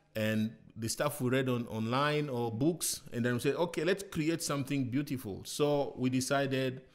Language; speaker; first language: English; non-native, fluent; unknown